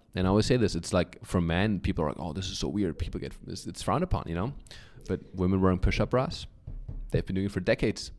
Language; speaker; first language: English; non-native, fluent; German